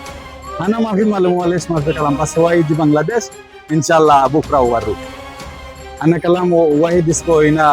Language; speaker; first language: Arabic; non-native, learner; Bangla